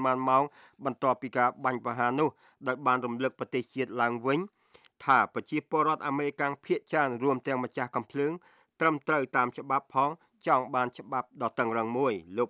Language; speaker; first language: Khmer; native; Khmer